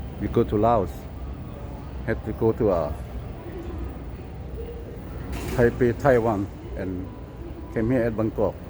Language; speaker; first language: English; non-native, learner; Lao